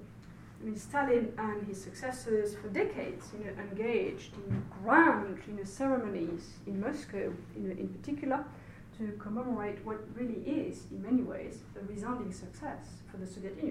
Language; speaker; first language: English; non-native, fluent; French